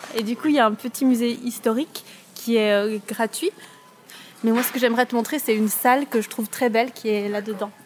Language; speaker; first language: French; native; French